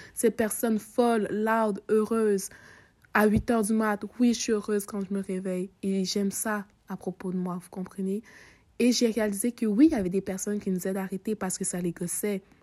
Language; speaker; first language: French; early bilingual, other home language; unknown